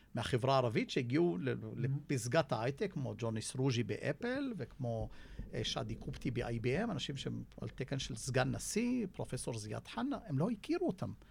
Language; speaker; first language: Hebrew; non-native, local second language; Arabic